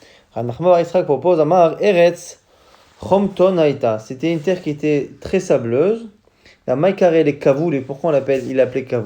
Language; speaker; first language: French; native; French